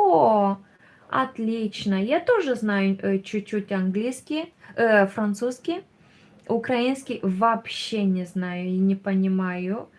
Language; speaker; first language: Russian; non-native, learner; Romanian